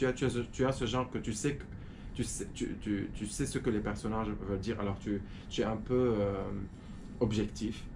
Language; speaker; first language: French; non-native, fluent; Arabic